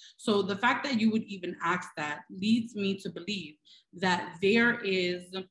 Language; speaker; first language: English; native; English